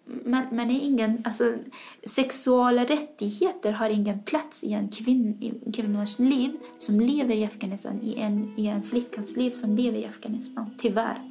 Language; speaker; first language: Swedish; non-native, fluent; Persian